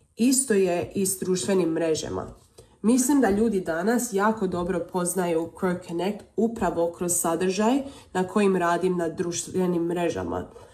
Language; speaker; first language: Serbian; early bilingual, heritage; Croatian